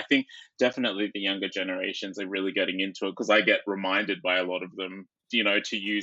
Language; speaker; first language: English; native; English